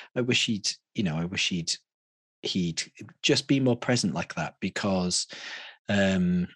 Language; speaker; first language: English; native; English